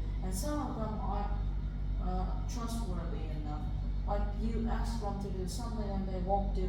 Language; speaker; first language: English; non-native, fluent; Vietnamese